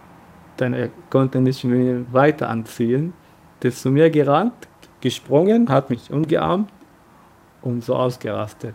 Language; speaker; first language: German; non-native, learner; Arabic